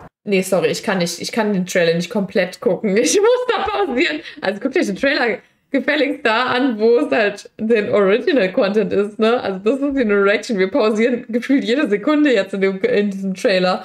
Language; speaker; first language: German; native; German